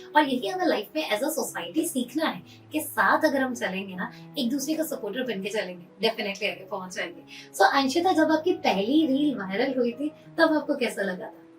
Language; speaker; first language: Hindi; native; Hindi